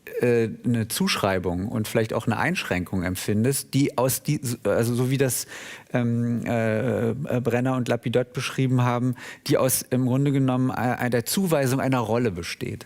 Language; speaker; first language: German; native; German